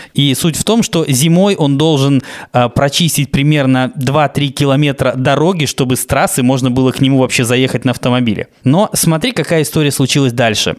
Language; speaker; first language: Russian; native; Russian